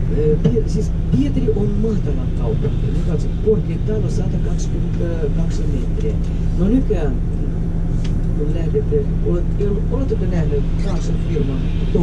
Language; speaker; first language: Finnish; non-native, fluent; Russian